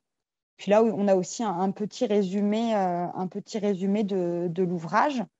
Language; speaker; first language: French; native; French